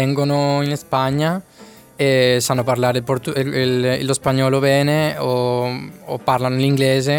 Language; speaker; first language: Italian; non-native, fluent; Spanish